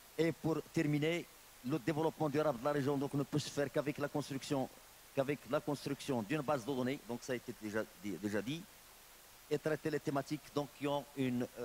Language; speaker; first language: French; non-native, local second language; Arabic